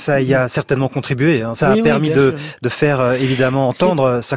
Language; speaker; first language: French; native; French